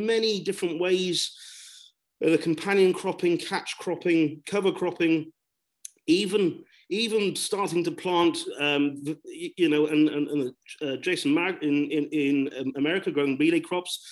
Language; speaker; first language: English; native; English